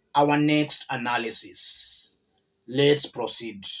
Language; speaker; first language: English; non-native, local second language; Swahili